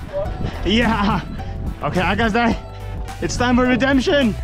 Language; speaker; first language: English; non-native, local second language; Nepali